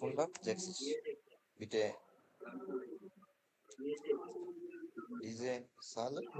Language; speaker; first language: German; non-native, fluent; Bangla